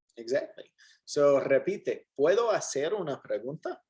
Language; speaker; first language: Spanish; non-native, fluent; English